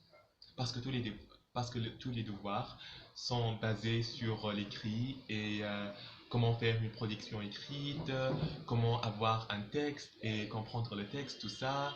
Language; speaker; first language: French; non-native, local second language; Arabic